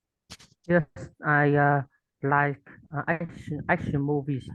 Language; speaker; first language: English; non-native, learner; Vietnamese